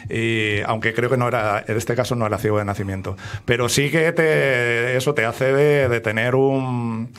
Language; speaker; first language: Spanish; native; Spanish